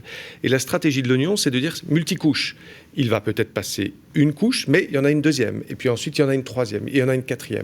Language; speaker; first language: French; native; French